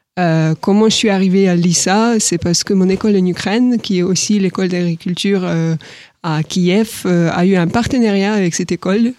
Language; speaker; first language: French; non-native, fluent; Ukrainian